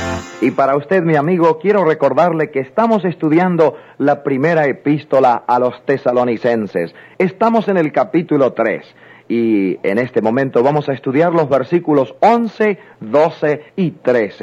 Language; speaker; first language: Spanish; native; Spanish